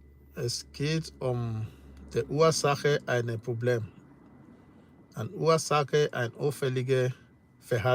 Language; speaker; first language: German; non-native, learner; English